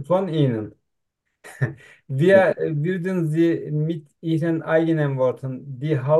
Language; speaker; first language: German; non-native, learner; Turkish